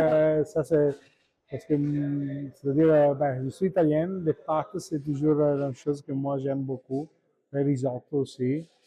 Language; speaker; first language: French; non-native, learner; Italian